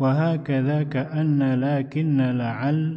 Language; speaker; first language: Arabic; non-native, fluent; Indonesian